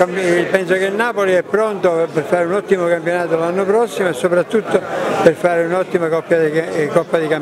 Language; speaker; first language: Italian; native; Italian